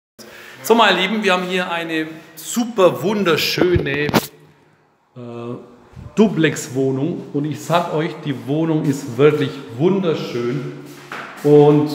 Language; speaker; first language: German; early bilingual, other home language; Turkish